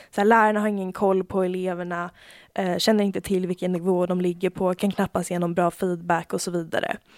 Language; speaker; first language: Swedish; native; Swedish